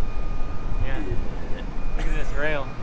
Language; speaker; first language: English; native; English